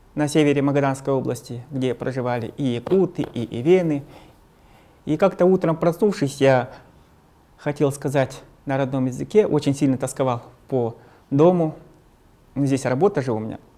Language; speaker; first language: Russian; non-native, local second language; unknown